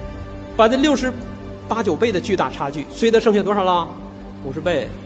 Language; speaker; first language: Chinese; native; Chinese